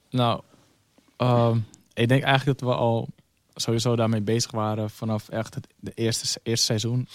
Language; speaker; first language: Dutch; early bilingual, other home language; Somali